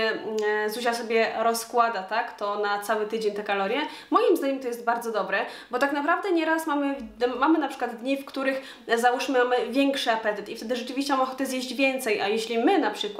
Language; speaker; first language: Polish; native; Polish